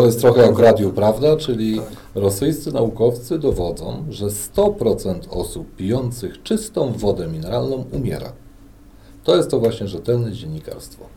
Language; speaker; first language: Polish; native; Polish